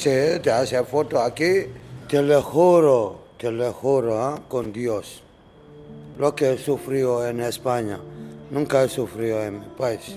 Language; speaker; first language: Spanish; non-native, learner; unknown